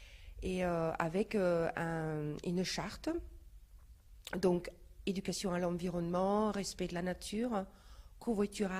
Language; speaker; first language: French; non-native, fluent; German